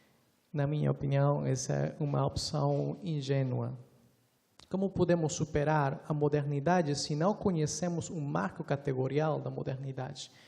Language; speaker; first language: Portuguese; non-native, fluent; Spanish